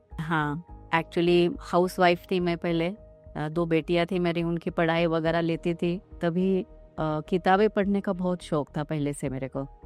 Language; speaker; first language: Hindi; non-native, local second language; Marathi